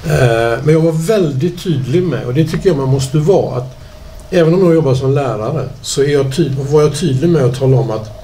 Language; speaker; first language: Swedish; native; Swedish